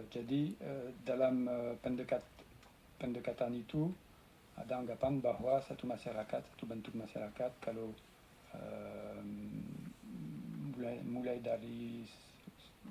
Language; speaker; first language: Indonesian; non-native, fluent; French